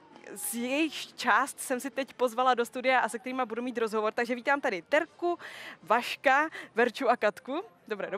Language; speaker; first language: Czech; native; Czech